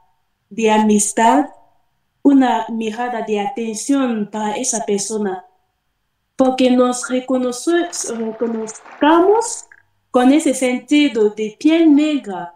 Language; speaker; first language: Spanish; non-native, fluent; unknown